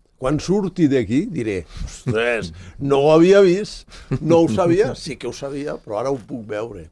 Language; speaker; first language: Catalan; native; Catalan